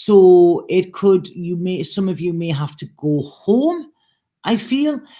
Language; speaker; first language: English; native; English